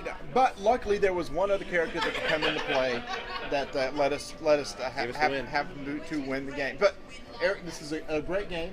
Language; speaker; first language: English; native; English